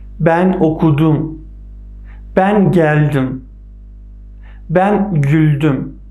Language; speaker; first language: Turkish; non-native, fluent; Persian